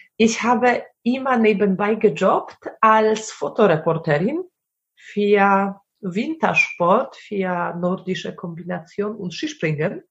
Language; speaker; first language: German; non-native, fluent; Polish